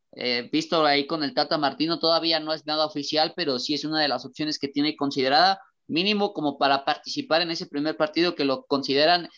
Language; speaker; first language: Spanish; native; Spanish